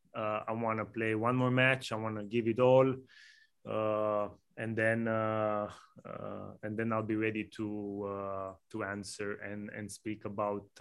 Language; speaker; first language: English; non-native, fluent; Romanian